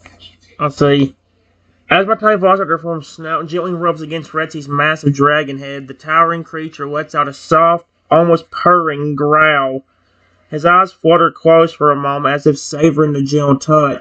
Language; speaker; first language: English; native; English